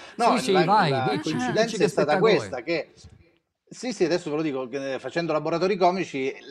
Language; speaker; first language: Italian; native; Italian